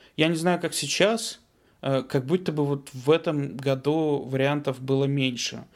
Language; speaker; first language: Russian; native; Russian